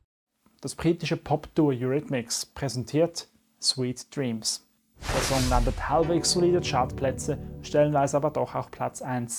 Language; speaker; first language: German; native; German